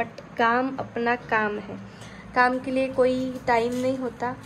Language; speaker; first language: Hindi; non-native, local second language; Marathi